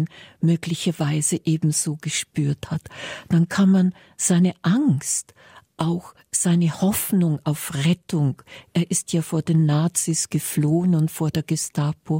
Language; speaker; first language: German; native; German